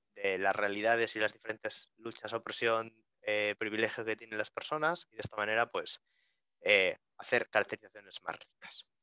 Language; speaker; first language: Spanish; native; Spanish